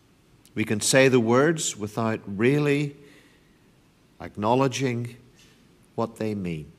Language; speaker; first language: English; native; English